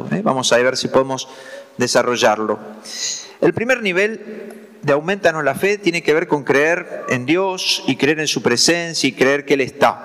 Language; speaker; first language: Spanish; native; Spanish